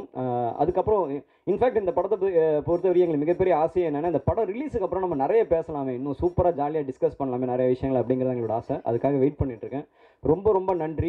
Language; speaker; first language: Tamil; native; Tamil